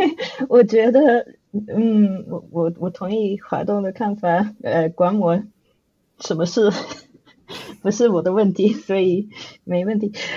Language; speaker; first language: Chinese; non-native, fluent; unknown